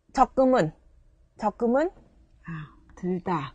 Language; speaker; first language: Korean; non-native, fluent; Vietnamese